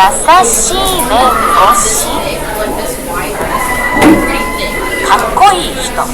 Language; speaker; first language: Japanese; non-native, learner; English